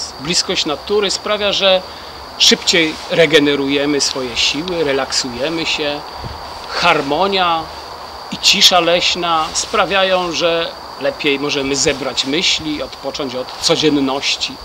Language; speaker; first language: Polish; native; Polish